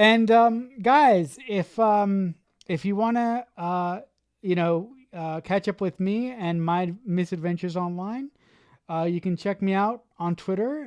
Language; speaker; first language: English; native; English